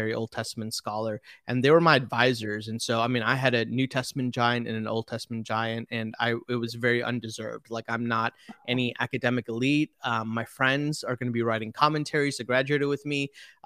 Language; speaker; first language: English; early bilingual, other home language; Telugu